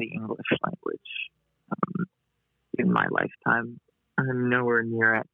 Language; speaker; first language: English; native; English